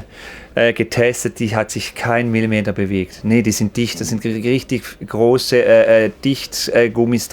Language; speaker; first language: German; native; German